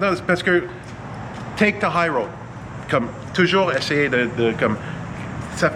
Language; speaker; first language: French; non-native, fluent; English